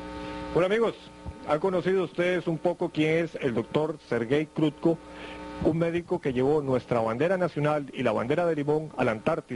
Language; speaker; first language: Spanish; native; Spanish